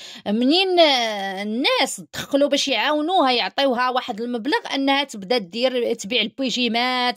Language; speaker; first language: Arabic; native; Arabic